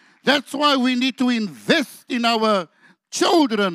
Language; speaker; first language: English; non-native, local second language; Afrikaans